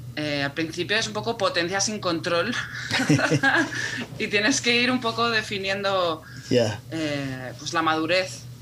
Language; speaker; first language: Spanish; native; Spanish